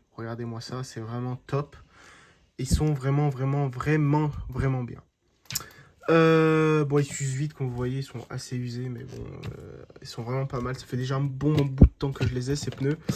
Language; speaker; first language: French; native; French